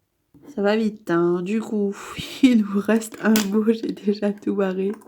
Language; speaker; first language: French; native; French